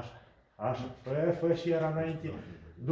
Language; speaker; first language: Romanian; non-native, local second language; Russian